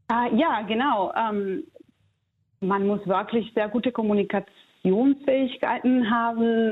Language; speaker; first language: German; non-native, fluent; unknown